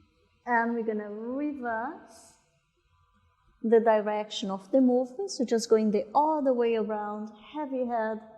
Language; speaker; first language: English; non-native, fluent; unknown